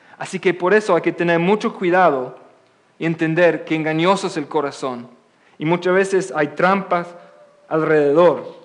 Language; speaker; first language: Spanish; non-native, fluent; English